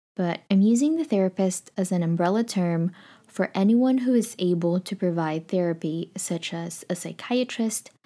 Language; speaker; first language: English; non-native, local second language; Filipino